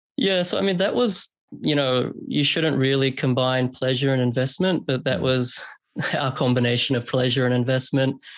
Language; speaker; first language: English; early bilingual, other home language; Hindi